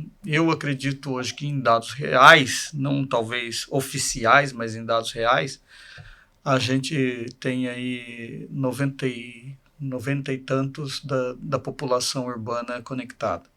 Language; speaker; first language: Portuguese; native; Portuguese